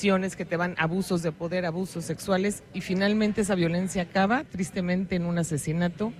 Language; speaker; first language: Spanish; native; Spanish